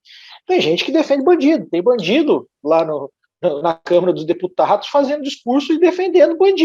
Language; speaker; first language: Portuguese; native; Portuguese